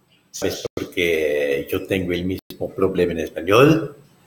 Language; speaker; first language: Spanish; non-native, learner; English